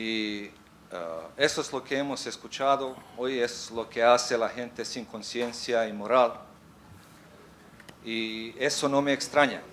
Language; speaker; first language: Spanish; non-native, fluent; Bosnian